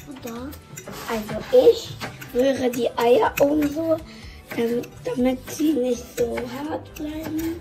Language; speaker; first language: German; early bilingual, other home language; Lingala